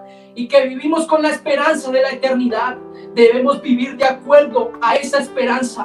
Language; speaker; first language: Spanish; native; Spanish